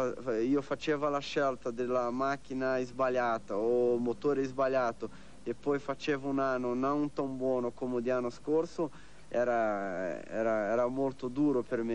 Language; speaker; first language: Italian; non-native, learner; Portuguese